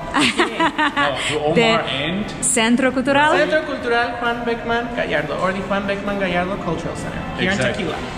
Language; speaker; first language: English; non-native, fluent; Portuguese